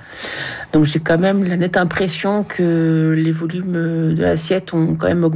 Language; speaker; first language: French; native; French